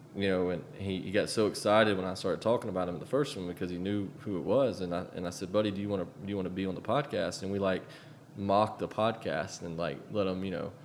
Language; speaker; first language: English; native; English